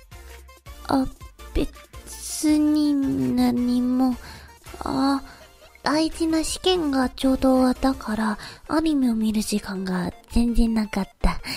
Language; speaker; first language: Japanese; non-native, learner; English